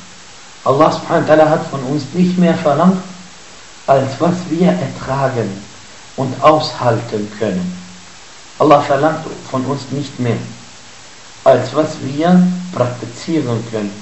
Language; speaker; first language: German; non-native, fluent; Arabic